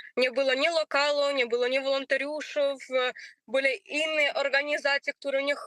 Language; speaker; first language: Polish; non-native, learner; Ukrainian